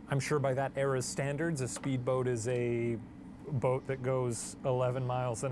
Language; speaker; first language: English; native; English